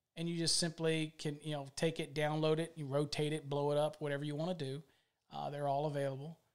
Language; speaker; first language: English; native; English